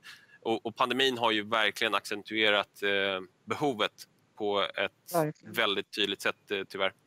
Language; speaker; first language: Swedish; native; Swedish